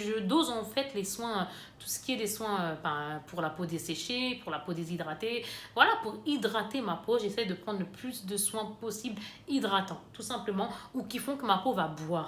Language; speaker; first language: French; native; French